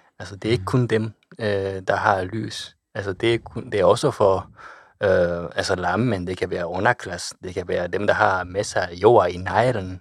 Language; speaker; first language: Danish; non-native, fluent; Japanese